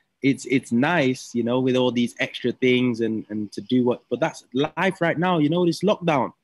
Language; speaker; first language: English; native; English